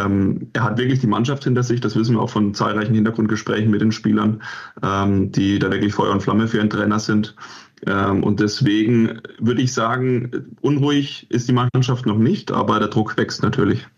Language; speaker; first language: German; native; German